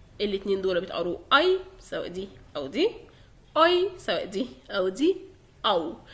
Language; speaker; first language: Egyptian Arabic; native; Egyptian Arabic